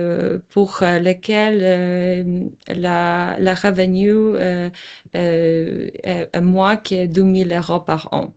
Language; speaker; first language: French; non-native, learner; Polish